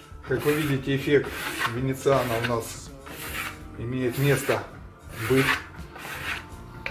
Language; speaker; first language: Russian; native; Russian